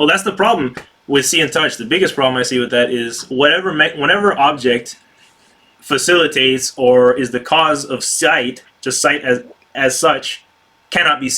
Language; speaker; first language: English; native; English